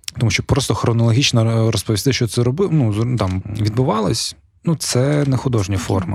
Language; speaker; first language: Ukrainian; non-native, local second language; Russian